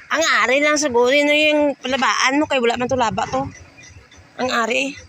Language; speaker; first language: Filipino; non-native, local second language; Hiligaynon